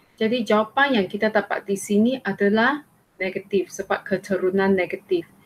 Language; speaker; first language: Malay; non-native, local second language; Chinese